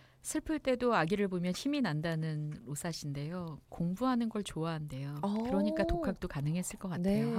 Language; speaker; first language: Korean; native; Korean